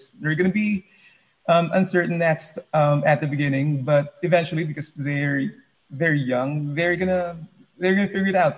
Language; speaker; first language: English; non-native, local second language; Filipino